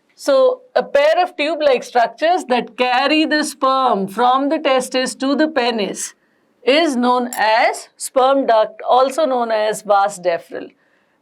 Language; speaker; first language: English; non-native, local second language; Hindi